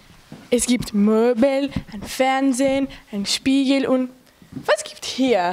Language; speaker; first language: German; non-native, learner; Portuguese